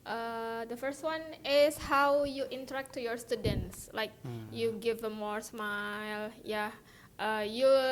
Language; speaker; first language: English; non-native, local second language; Indonesian